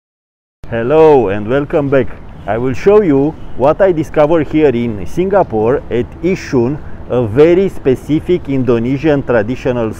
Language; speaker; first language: English; non-native, learner; Romanian